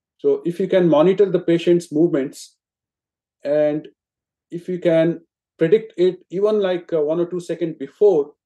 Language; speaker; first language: English; non-native, local second language; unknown